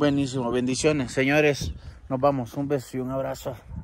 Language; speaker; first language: Spanish; native; Spanish